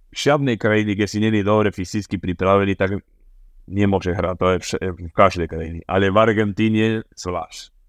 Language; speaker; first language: Slovak; non-native, learner; Spanish